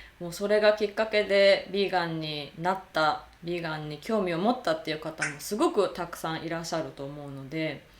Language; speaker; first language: Japanese; native; Japanese